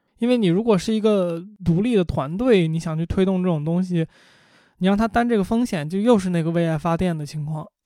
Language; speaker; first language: Chinese; native; Chinese